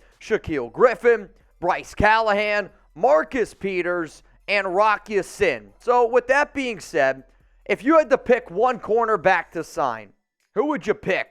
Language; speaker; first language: English; native; English